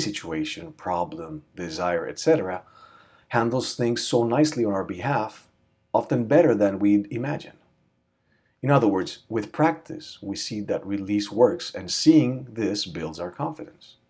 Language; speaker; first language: English; native; English